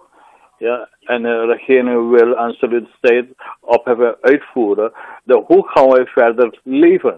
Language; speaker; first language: Dutch; non-native, local second language; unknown